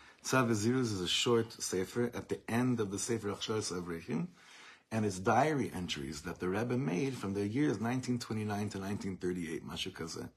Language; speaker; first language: English; native; English